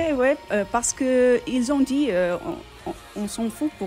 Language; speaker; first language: French; non-native, fluent; Portuguese